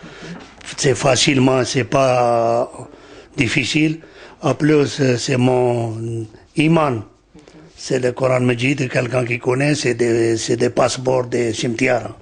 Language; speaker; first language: French; non-native, learner; Punjabi